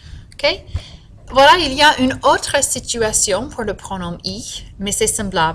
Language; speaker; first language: French; non-native, fluent; English